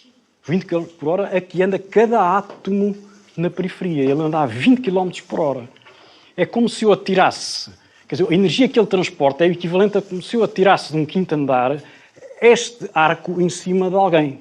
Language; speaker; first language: Portuguese; native; Portuguese